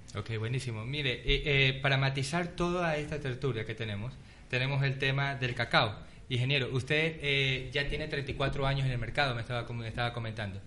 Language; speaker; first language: Spanish; native; Spanish